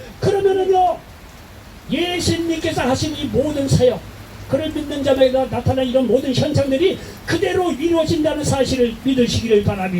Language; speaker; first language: Korean; native; Korean